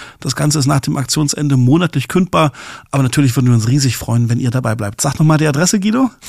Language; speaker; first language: German; native; German